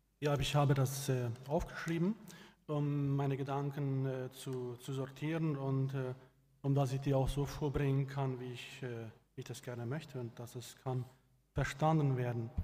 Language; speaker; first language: German; non-native, local second language; Plautdietsch